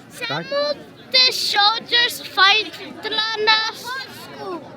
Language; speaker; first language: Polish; early bilingual, heritage; English